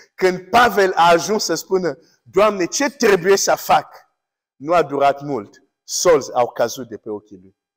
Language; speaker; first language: Romanian; non-native, fluent; English